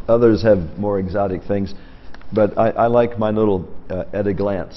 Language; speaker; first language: English; native; English